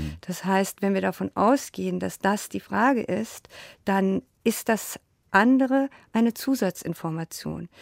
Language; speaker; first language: German; native; German